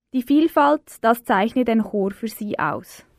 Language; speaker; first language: German; native; German